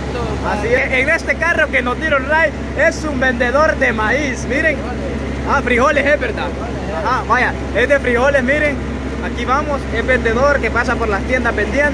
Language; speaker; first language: Spanish; native; Spanish